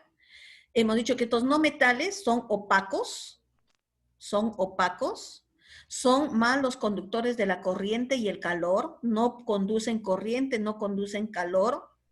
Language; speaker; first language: Spanish; native; Spanish